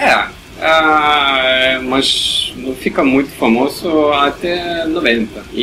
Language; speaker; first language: Portuguese; non-native, learner; Norwegian